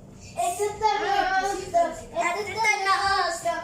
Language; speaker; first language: Italian; early bilingual, other home language; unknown